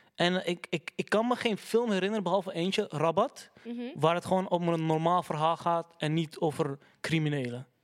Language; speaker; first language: Dutch; early bilingual, other home language; Arabic